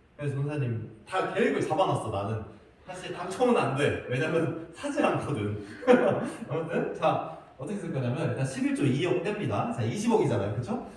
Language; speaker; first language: Korean; native; Korean